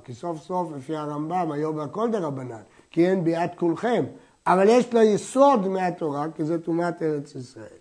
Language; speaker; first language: Hebrew; native; Hebrew